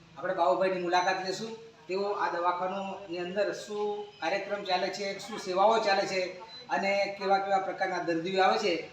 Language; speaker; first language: Gujarati; native; Gujarati